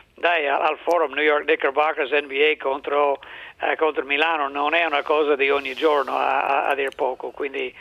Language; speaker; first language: Italian; non-native, fluent; English